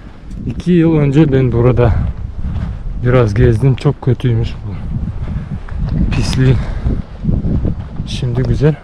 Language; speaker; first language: Turkish; non-native, learner; Bashkir